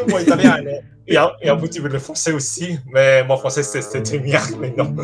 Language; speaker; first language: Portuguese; non-native, learner; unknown